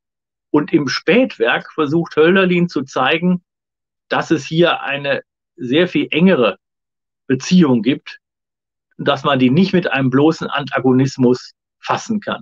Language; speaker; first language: German; native; German